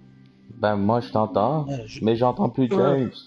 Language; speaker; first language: French; native; French